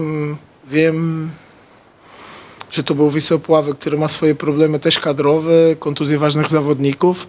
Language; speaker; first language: Polish; non-native, fluent; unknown